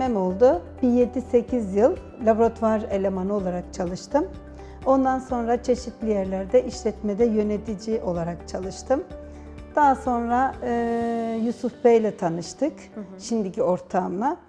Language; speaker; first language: Turkish; native; Turkish